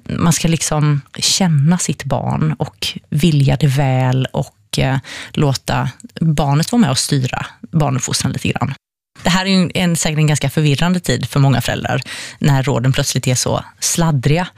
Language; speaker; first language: Swedish; native; Swedish